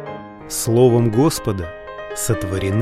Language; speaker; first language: Russian; native; Russian